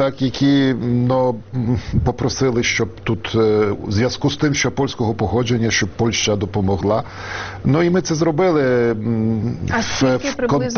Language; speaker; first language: Ukrainian; non-native, fluent; Polish